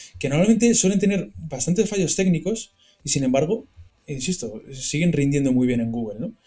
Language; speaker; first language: Spanish; native; Spanish